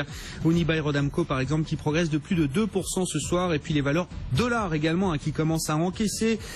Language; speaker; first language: French; native; French